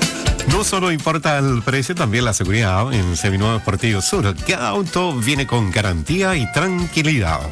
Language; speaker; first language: Spanish; native; Spanish